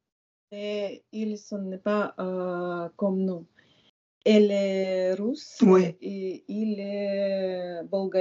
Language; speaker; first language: French; non-native, learner; Ukrainian